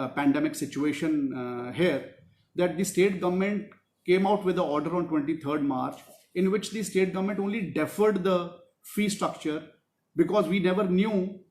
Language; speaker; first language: English; non-native, local second language; Punjabi